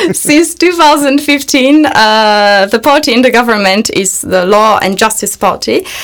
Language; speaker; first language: English; non-native, fluent; Polish